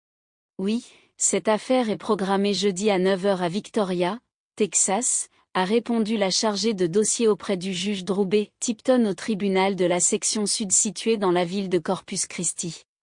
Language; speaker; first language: French; non-native, local second language; Haitian Creole